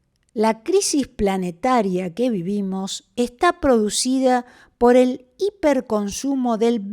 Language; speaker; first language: Spanish; native; Spanish